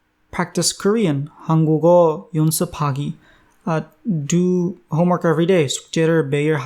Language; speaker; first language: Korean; non-native, fluent; English